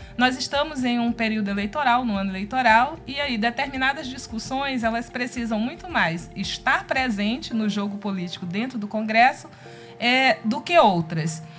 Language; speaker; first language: Portuguese; native; Portuguese